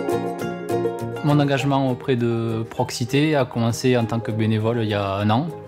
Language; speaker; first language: French; native; French